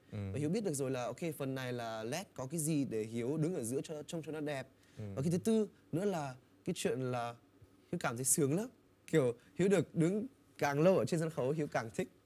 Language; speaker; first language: Vietnamese; early bilingual, heritage; Vietnamese